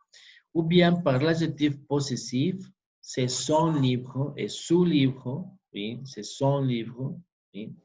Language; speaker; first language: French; non-native, fluent; Spanish